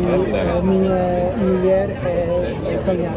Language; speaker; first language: Italian; non-native, learner; Portuguese